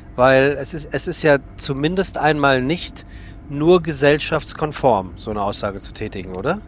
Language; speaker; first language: German; native; German